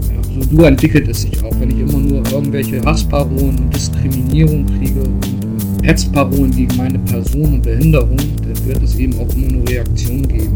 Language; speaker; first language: German; native; German